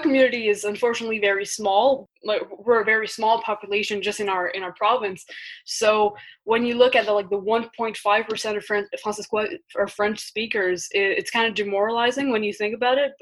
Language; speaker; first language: English; early bilingual, other home language; French